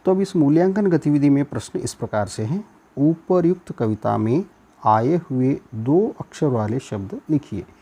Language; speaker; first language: Hindi; non-native, local second language; Kannada